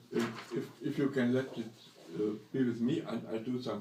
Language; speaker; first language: English; non-native, learner; German